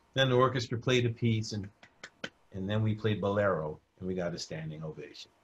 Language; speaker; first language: English; native; English